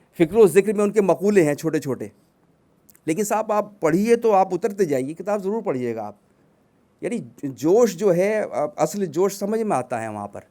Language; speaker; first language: Urdu; native; Urdu